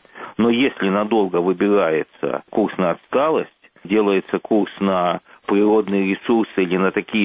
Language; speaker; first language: Russian; native; Russian